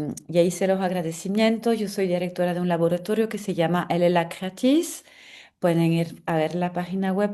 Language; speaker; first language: Spanish; non-native, fluent; French